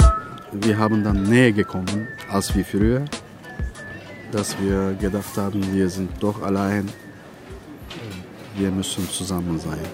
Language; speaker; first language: German; non-native, fluent; Turkish